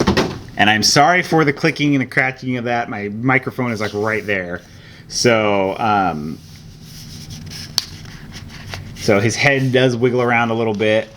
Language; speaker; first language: English; native; English